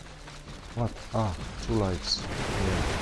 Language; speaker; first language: English; non-native, fluent; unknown